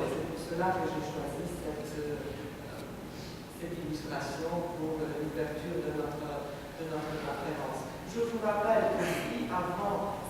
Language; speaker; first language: French; non-native, fluent; Romanian